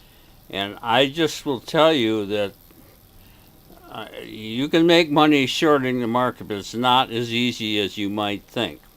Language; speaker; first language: English; native; English